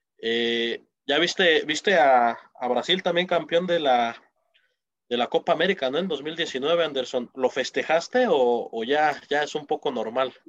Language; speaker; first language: Spanish; native; Spanish